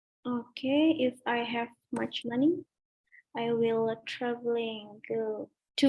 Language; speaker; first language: English; non-native, fluent; Indonesian